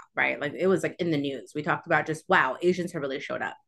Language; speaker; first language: English; early bilingual, other home language; Chinese